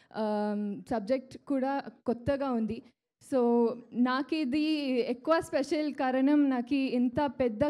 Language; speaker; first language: Telugu; non-native, learner; Kannada